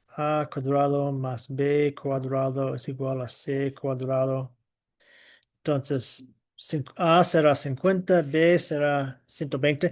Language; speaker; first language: Spanish; non-native, fluent; English